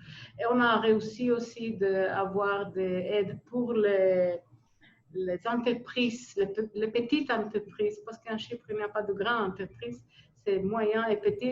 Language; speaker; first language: French; non-native, fluent; Greek